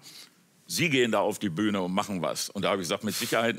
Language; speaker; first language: German; native; German